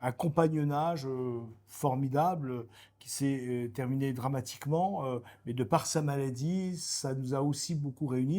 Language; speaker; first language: French; native; French